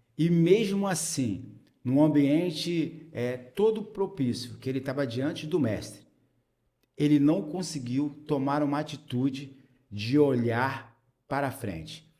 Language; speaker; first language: Portuguese; native; Portuguese